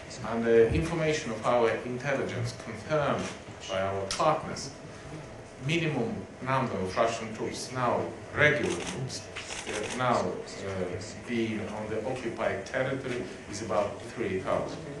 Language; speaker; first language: English; non-native, fluent; Ukrainian